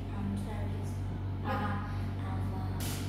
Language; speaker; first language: English; non-native, learner; Vietnamese